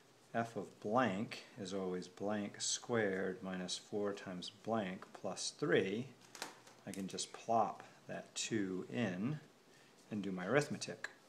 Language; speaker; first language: English; native; English